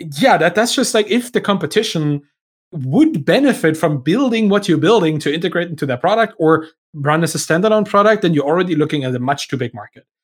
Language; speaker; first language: English; non-native, fluent; German